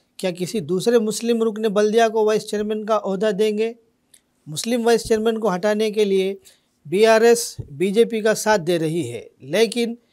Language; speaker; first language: Hindi; non-native, local second language; Urdu